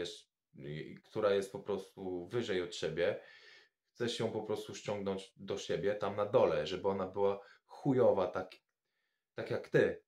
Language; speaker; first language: Polish; non-native, fluent; French